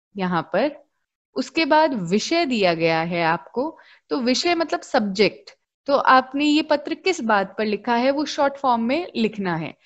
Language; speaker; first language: Hindi; native; Hindi